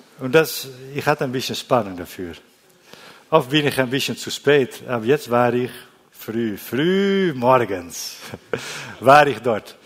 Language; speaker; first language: German; non-native, learner; Dutch